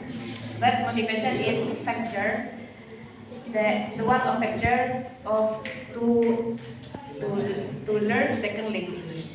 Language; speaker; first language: English; non-native, learner; Indonesian